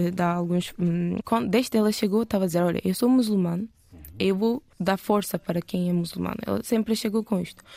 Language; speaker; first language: Portuguese; non-native, learner; Turkish